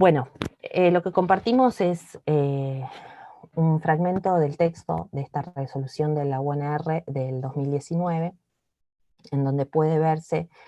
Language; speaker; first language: Spanish; native; Spanish